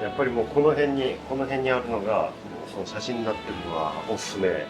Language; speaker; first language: Japanese; native; Japanese